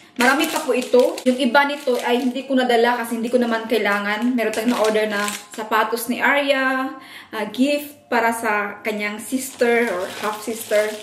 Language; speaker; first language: Filipino; non-native, local second language; Cebuano